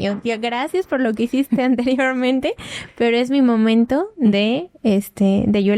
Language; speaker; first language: Spanish; native; Spanish